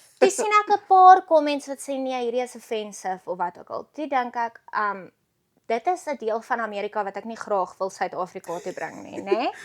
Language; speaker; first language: Afrikaans; native; Afrikaans